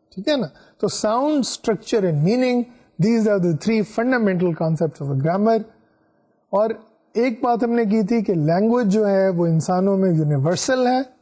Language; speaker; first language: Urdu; non-native, local second language; Punjabi